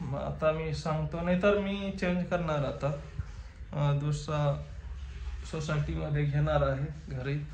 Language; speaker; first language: Marathi; non-native, local second language; Hindi